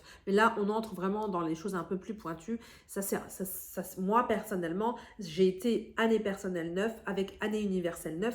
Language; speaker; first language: French; native; French